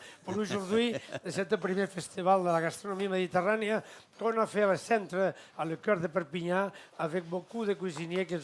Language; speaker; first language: French; non-native, fluent; Catalan